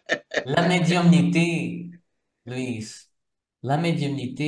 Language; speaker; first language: French; non-native, fluent; Portuguese